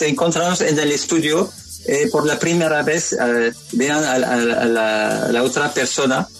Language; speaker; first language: Spanish; non-native, learner; French